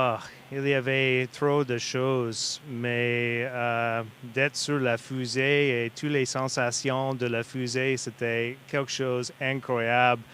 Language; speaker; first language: French; non-native, learner; English